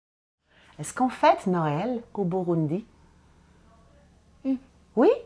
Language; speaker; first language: French; native; French